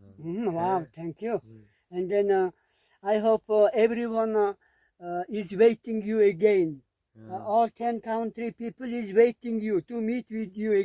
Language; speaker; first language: English; non-native, learner; Mongolian